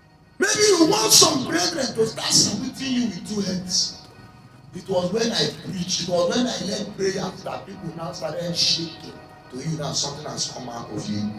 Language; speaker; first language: English; non-native, local second language; Igbo